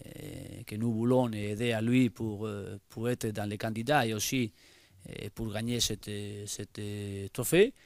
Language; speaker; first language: French; non-native, learner; Spanish